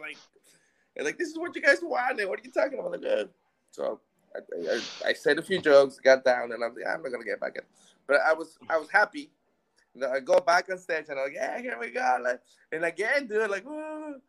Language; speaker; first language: English; non-native, fluent; Spanish